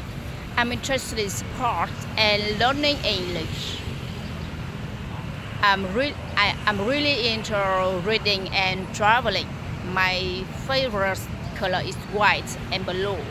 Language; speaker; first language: English; non-native, learner; Vietnamese